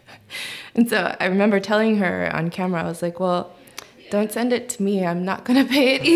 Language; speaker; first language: English; early bilingual, other home language; Korean